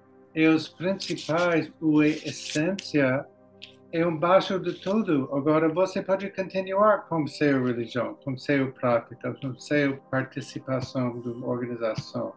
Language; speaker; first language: Portuguese; non-native, learner; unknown